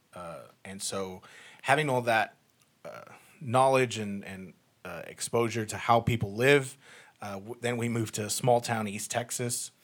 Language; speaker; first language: English; native; English